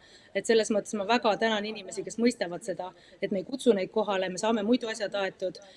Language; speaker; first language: Estonian; native; Estonian